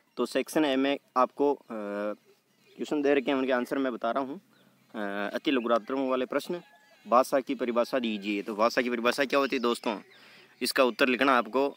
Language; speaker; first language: Hindi; native; Hindi